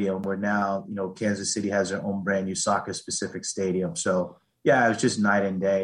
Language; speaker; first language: English; native; English